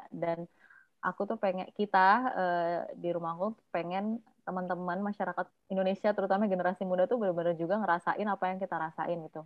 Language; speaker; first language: Indonesian; native; Indonesian